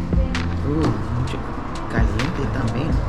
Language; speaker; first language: Spanish; non-native, learner; English